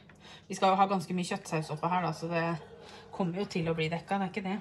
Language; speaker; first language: Norwegian; native; Norwegian